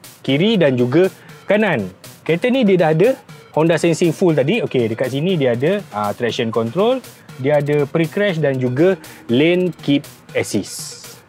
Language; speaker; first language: Malay; native; Malay